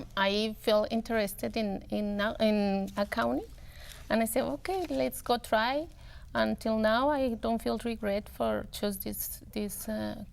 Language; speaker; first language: English; non-native, learner; Spanish